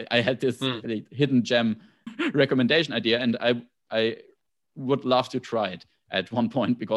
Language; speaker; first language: English; non-native, fluent; German